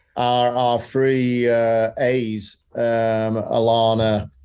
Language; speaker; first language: English; native; English